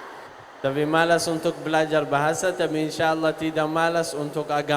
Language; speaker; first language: Indonesian; non-native, learner; Arabic